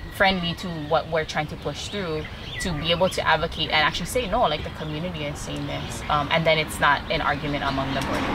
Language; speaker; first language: English; native; English